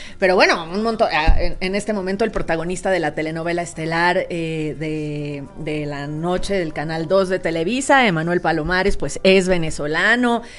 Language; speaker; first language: Spanish; native; Spanish